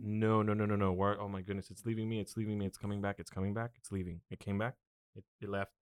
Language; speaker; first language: English; early bilingual, other home language; Spanish